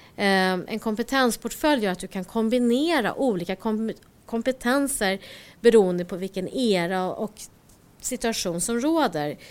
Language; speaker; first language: Swedish; early bilingual, other home language; Korean